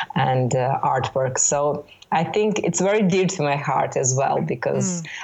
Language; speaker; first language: English; non-native, fluent; Serbian